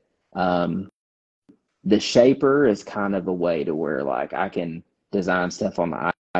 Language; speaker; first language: English; native; English